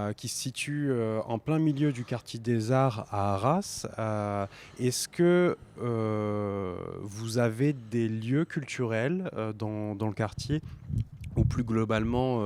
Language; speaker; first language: French; native; French